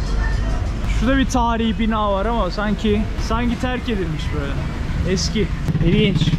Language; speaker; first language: Turkish; native; Turkish